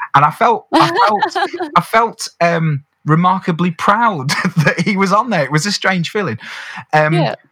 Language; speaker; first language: English; native; English